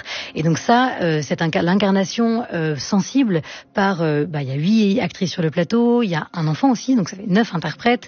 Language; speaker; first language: French; native; French